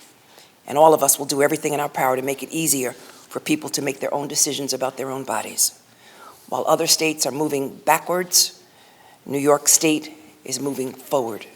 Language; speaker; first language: English; native; English